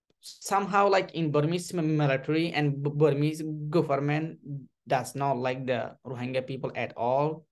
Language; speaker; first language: English; non-native, learner; Rohingya